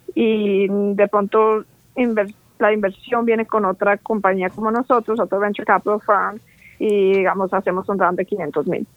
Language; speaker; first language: Spanish; native; Spanish